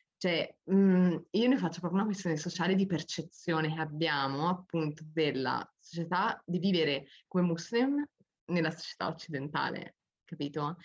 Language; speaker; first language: Italian; native; Italian